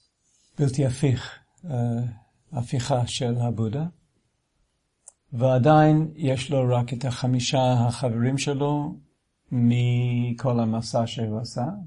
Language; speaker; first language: Hebrew; non-native, fluent; English